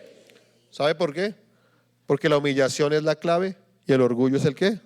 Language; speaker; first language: Spanish; native; Spanish